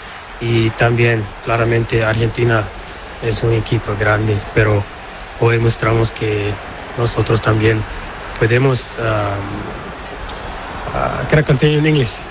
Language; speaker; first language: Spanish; non-native, learner; Portuguese